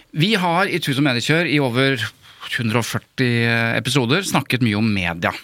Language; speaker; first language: Norwegian; native; Norwegian